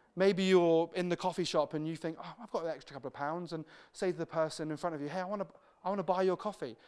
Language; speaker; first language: English; native; English